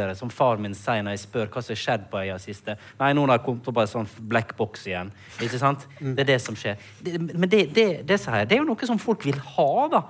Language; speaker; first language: Norwegian; native; Norwegian